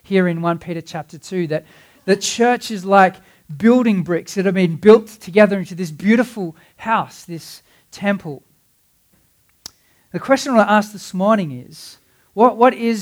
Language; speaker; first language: English; native; English